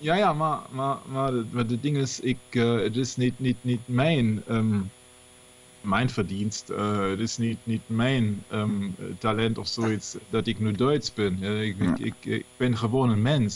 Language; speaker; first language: Dutch; non-native, learner; German